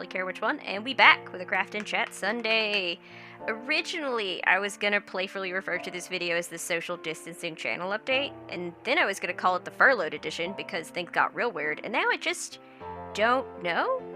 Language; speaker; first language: English; native; English